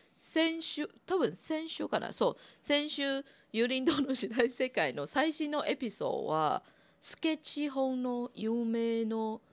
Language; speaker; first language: Japanese; non-native, fluent; Chinese